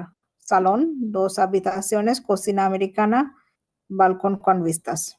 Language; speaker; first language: Spanish; non-native, learner; Bangla